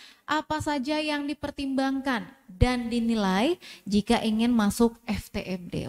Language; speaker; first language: Indonesian; native; Indonesian